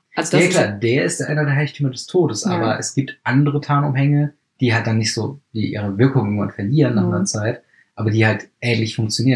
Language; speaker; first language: German; native; German